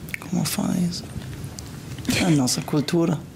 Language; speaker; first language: Portuguese; non-native, learner; German